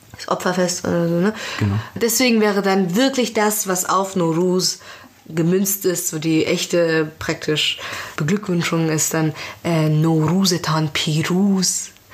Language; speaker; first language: German; early bilingual, other home language; Persian